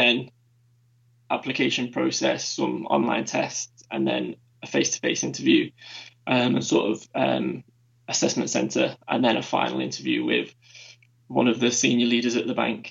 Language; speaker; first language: English; native; English